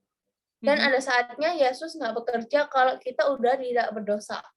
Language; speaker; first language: Indonesian; native; Indonesian